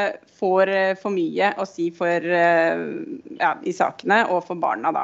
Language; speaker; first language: Norwegian; native; Norwegian